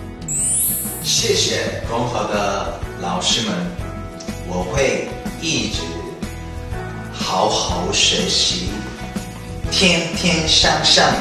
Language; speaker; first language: Chinese; non-native, learner; Korean